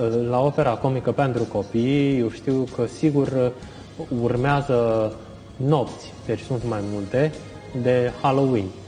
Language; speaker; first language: Romanian; non-native, fluent; Chinese